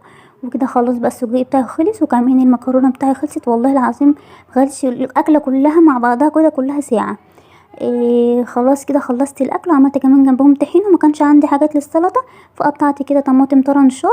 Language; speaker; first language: Arabic; native; Arabic